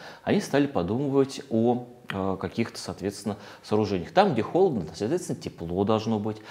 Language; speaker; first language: Russian; native; Russian